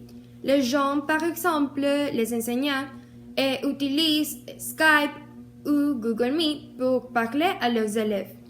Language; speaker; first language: French; non-native, learner; Spanish